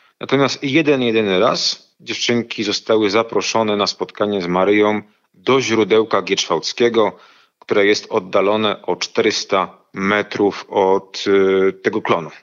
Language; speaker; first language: Polish; native; Polish